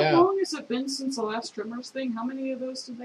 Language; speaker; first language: English; native; English